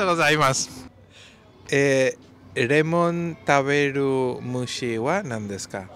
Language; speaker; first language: Japanese; non-native, learner; Spanish